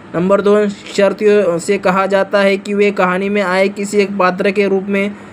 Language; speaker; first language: Hindi; non-native, local second language; Marathi